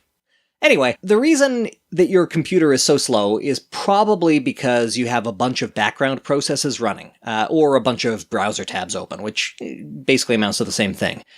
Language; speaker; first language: English; native; English